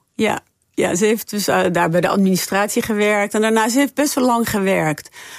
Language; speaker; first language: Dutch; non-native, fluent; French